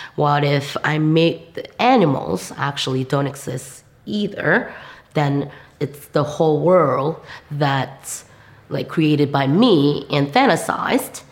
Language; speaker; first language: English; non-native, fluent; Korean